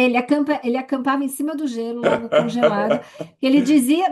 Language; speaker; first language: Portuguese; native; Portuguese